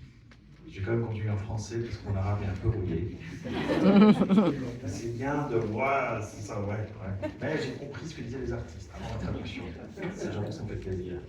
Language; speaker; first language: French; native; French